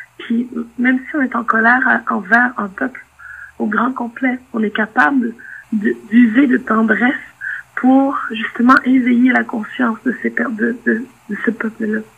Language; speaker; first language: French; non-native, local second language; Innu-aimun